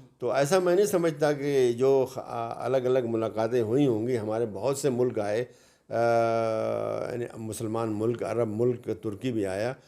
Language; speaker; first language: Urdu; native; Urdu